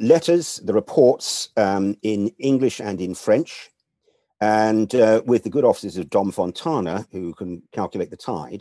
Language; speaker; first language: English; native; English